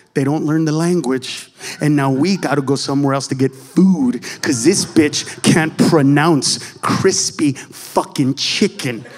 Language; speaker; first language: English; early bilingual, other home language; Spanish